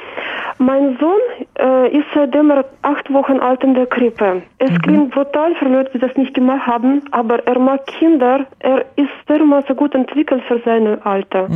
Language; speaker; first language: German; non-native, fluent; Russian